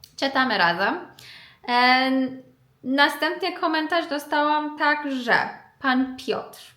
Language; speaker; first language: Polish; non-native, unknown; Persian